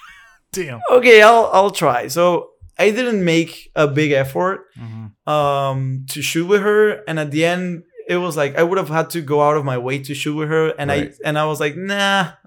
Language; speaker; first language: English; non-native, fluent; Spanish